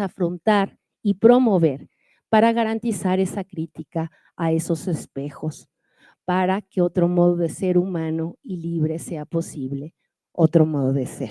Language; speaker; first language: Spanish; native; Spanish